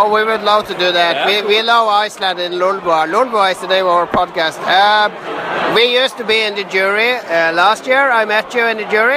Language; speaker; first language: English; non-native, fluent; Norwegian